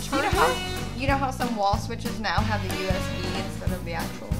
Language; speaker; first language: English; native; English